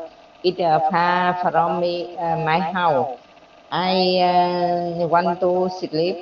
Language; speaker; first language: English; non-native, learner; Vietnamese